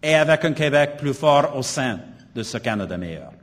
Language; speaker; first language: French; non-native, local second language; English